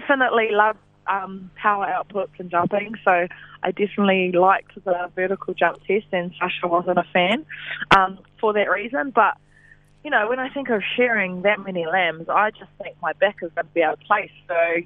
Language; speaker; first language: English; native; English